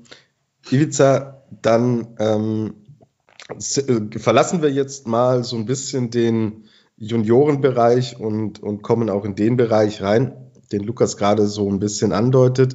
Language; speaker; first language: German; native; German